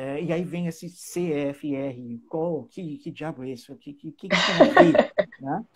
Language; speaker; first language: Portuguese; non-native, fluent; English